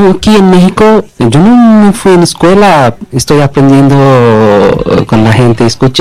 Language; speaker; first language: Spanish; non-native, learner; Bangla